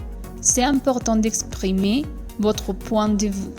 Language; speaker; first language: French; non-native, fluent; Spanish